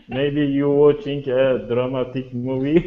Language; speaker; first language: English; non-native, learner; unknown